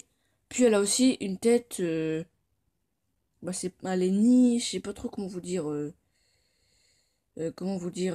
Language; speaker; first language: French; native; French